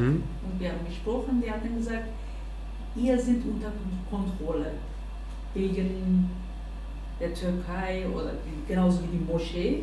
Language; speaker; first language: German; non-native, learner; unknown